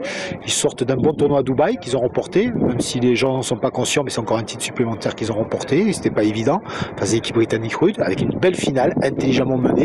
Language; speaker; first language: French; native; French